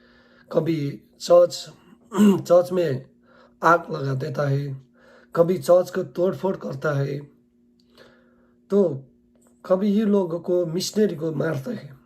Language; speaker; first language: Hindi; non-native, learner; Nepali